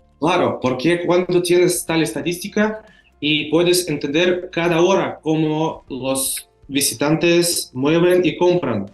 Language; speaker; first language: Spanish; non-native, fluent; Russian